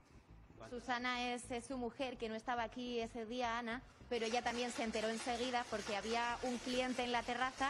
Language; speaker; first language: Spanish; native; Spanish